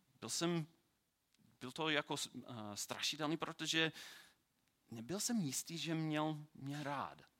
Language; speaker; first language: Czech; non-native, learner; English